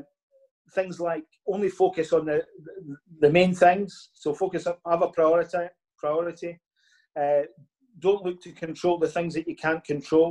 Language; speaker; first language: English; native; English